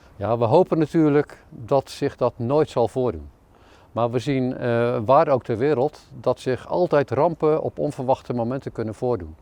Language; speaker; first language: Dutch; native; Dutch